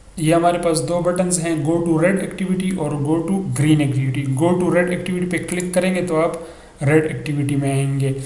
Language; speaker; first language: Urdu; non-native, local second language; Pashto